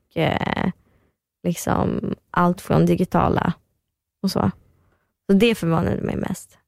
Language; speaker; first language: Swedish; early bilingual, other home language; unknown